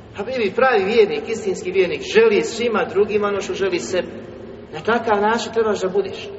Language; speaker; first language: Bosnian; native; Bosnian